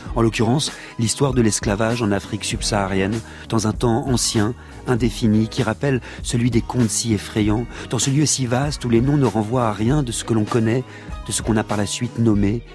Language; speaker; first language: French; native; French